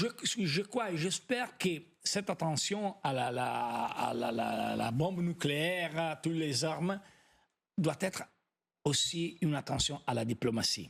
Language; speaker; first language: French; non-native, fluent; Italian